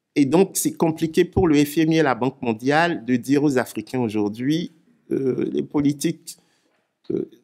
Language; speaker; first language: French; non-native, local second language; Ewe